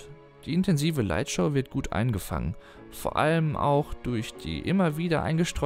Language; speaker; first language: German; native; German